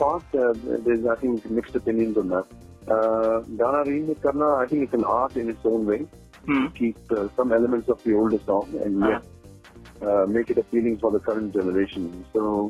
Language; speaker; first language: English; non-native, local second language; Punjabi